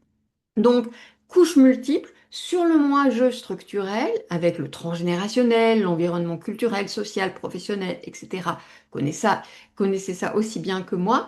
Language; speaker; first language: French; native; French